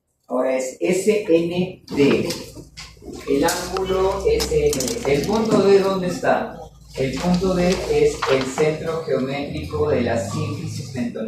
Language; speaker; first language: Spanish; native; Spanish